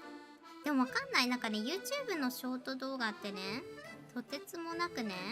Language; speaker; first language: Japanese; native; Japanese